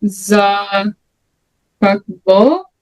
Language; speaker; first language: Bulgarian; non-native, learner; English